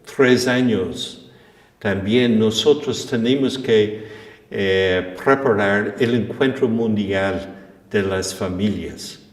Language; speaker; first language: Spanish; non-native, fluent; English